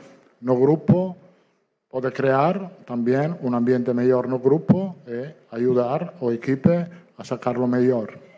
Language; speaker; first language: Spanish; non-native, fluent; Italian